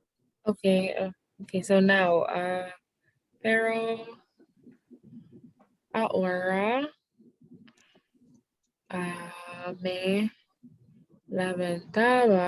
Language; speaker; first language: Spanish; non-native, learner; English